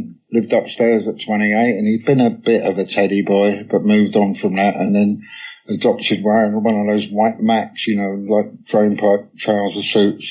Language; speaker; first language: English; native; English